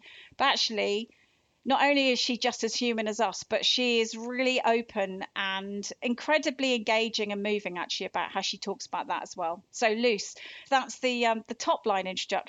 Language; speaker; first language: English; native; English